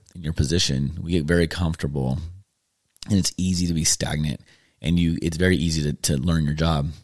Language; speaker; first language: English; native; English